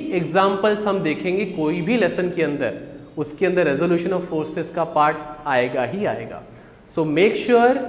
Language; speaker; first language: Hindi; native; Hindi